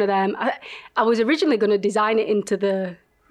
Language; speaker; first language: English; native; English